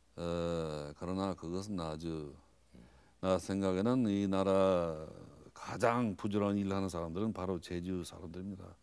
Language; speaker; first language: Korean; non-native, fluent; English